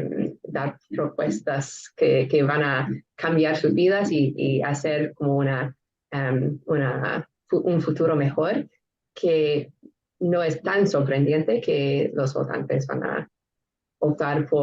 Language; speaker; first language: Spanish; non-native, fluent; English